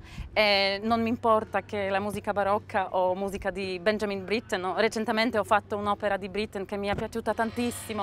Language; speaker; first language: Italian; non-native, fluent; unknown